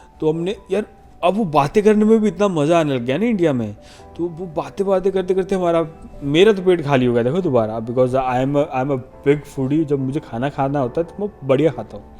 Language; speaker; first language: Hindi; native; Hindi